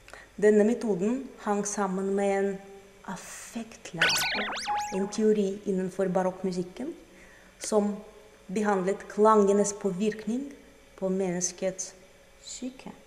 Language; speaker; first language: Norwegian; non-native, fluent; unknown